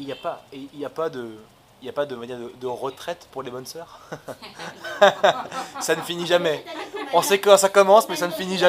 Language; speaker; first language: French; native; French